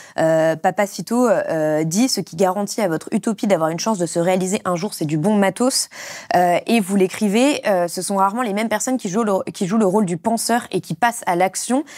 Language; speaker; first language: French; native; French